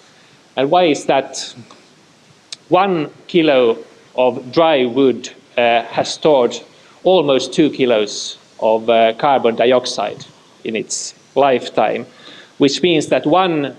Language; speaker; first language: English; non-native, fluent; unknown